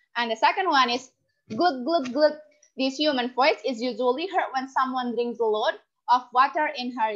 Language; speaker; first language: English; non-native, learner; Indonesian